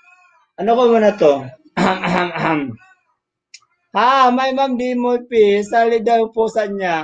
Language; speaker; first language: Filipino; non-native, local second language; Cebuano